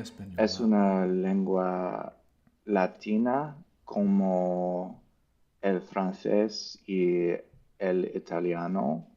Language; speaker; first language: Spanish; non-native, learner; English